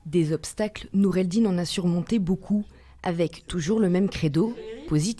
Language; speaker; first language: French; native; French